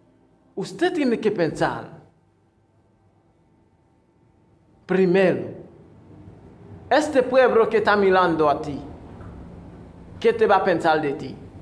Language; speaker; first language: Spanish; non-native, fluent; Haitian Creole